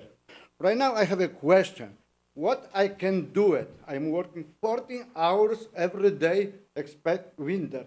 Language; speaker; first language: English; non-native, learner; Polish